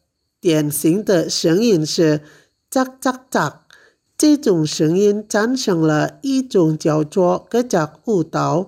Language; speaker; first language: Chinese; non-native, fluent; Indonesian